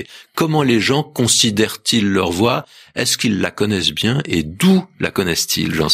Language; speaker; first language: French; native; French